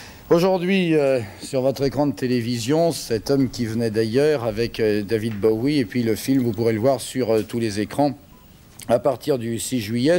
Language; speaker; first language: French; native; French